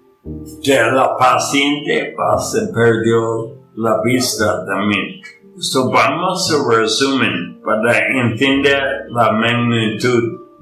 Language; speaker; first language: Spanish; non-native, learner; English